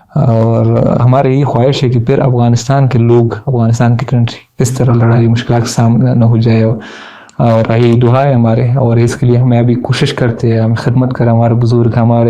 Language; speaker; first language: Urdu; non-native, learner; Pashto